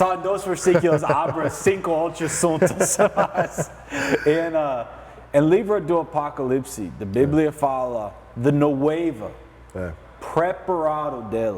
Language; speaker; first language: Portuguese; non-native, learner; English